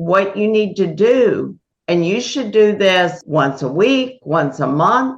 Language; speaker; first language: English; native; English